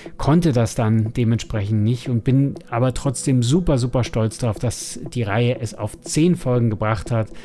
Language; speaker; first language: German; native; German